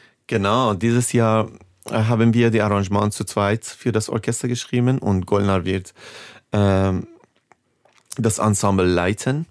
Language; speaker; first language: German; non-native, fluent; Persian